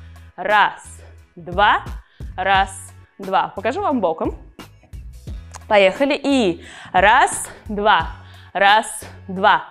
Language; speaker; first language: Russian; native; Russian